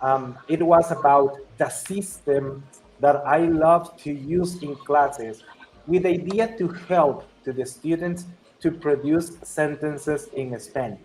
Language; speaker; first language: English; non-native, fluent; Spanish